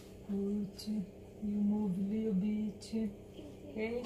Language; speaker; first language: English; non-native, learner; Portuguese